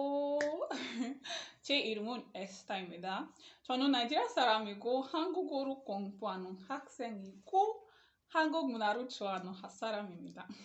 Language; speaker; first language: Korean; non-native, learner; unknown